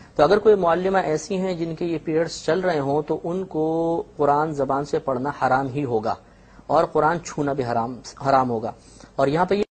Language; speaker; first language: Urdu; native; Urdu